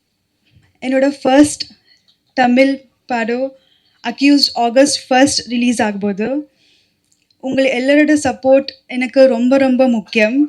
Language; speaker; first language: Tamil; non-native, learner; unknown